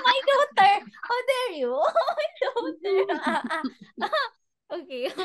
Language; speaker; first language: English; non-native, learner; Cebuano